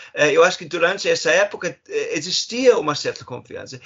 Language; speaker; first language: Portuguese; non-native, fluent; German